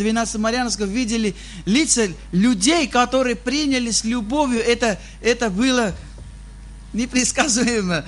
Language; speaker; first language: Russian; non-native, fluent; Armenian